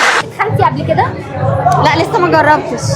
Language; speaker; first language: Arabic; native; Arabic